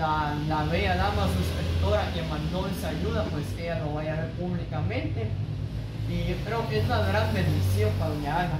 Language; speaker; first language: Spanish; native; Spanish